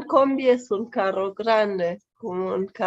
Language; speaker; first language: Spanish; non-native, fluent; German